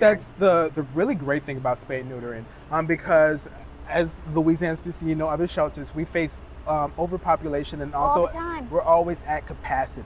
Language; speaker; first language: English; native; English